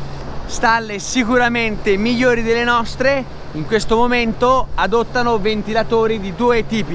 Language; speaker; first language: Italian; native; Italian